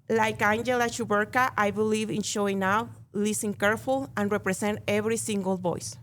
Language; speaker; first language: English; non-native, learner; Spanish